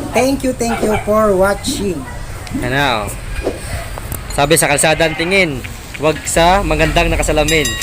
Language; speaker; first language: Filipino; native; Filipino